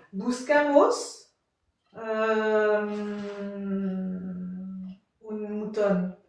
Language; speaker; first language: Spanish; non-native, learner; French